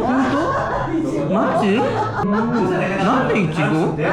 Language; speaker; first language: Japanese; non-native, learner; Korean